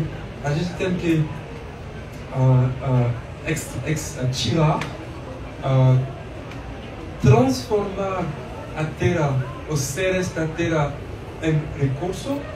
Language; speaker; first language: Portuguese; non-native, learner; French